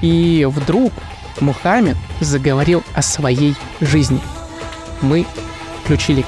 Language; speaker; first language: Russian; native; Russian